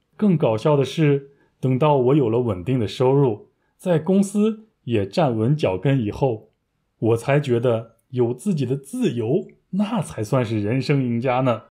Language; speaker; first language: Chinese; native; Chinese